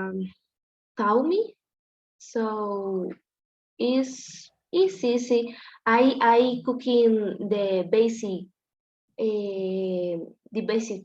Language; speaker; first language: English; non-native, learner; Spanish